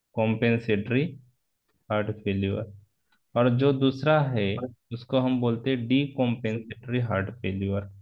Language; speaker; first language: Hindi; non-native, local second language; Marathi